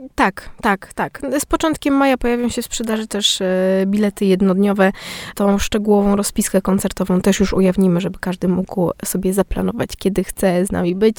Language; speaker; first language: Polish; native; Polish